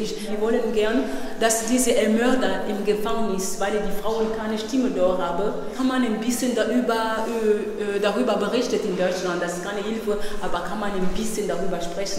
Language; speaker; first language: German; non-native, learner; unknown